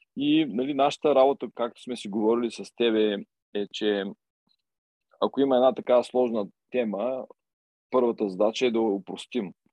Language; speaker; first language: Bulgarian; native; Bulgarian